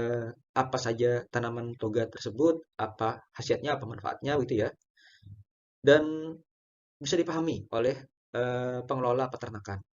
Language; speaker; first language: Indonesian; native; Indonesian